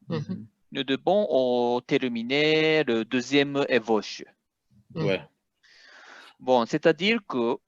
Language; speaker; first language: French; non-native, fluent; Japanese